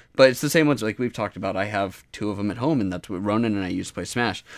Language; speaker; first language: English; native; English